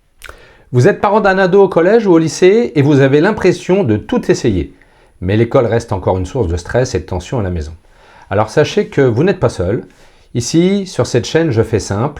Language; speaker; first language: French; native; French